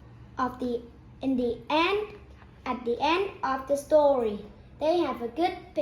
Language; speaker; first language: English; non-native, learner; Vietnamese